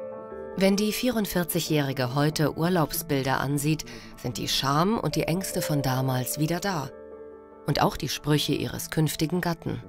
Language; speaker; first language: German; native; German